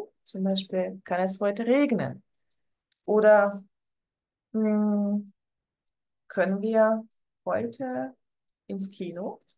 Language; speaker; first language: German; non-native, fluent; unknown